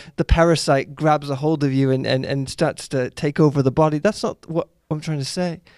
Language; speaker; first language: English; native; English